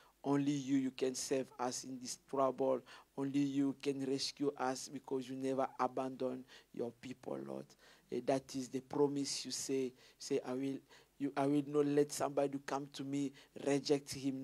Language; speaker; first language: English; non-native, fluent; Lingala